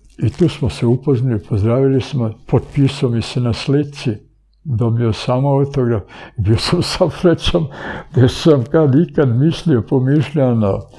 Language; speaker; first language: Serbian; early bilingual, other home language; Bulgarian